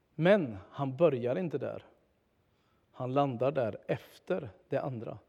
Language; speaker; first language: Swedish; native; Swedish